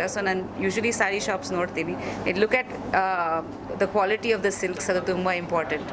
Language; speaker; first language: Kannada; non-native, fluent; Bangla